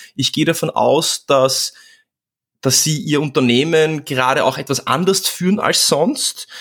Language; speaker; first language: German; early bilingual, other home language; Czech